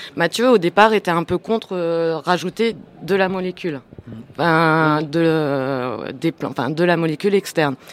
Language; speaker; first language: French; non-native, fluent; English